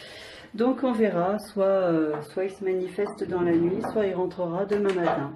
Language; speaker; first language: French; native; French